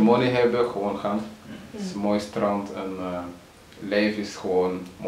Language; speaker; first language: Dutch; early bilingual, other home language; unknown